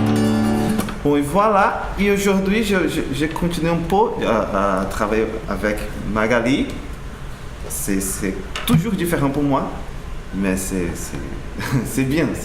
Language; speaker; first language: French; non-native, learner; Portuguese